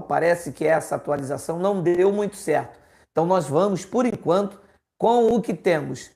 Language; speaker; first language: Portuguese; native; Portuguese